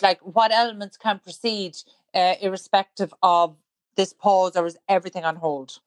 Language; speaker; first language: English; native; English